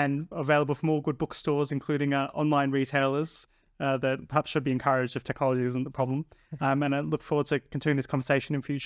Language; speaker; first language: English; native; English